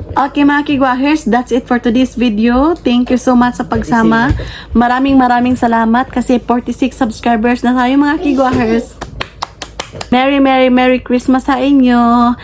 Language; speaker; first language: Filipino; non-native, local second language; Cebuano